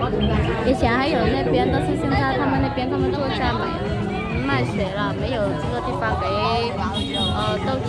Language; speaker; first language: Chinese; non-native, learner; Vietnamese